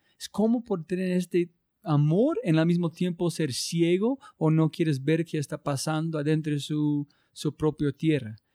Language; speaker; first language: Spanish; non-native, learner; English